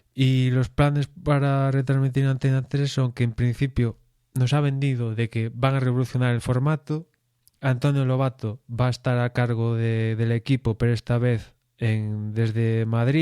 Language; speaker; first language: Spanish; native; Spanish